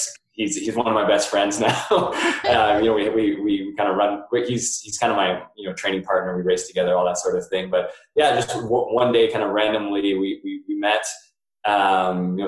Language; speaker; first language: English; native; English